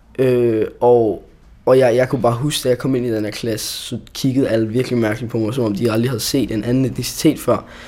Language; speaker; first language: Danish; native; Danish